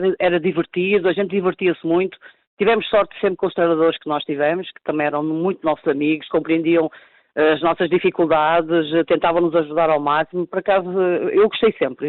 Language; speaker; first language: Portuguese; native; Portuguese